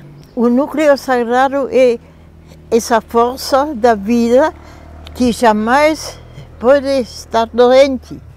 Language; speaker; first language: Portuguese; non-native, fluent; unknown